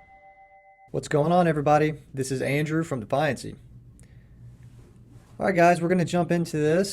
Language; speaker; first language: English; native; English